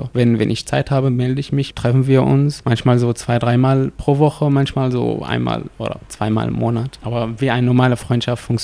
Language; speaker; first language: German; non-native, fluent; Arabic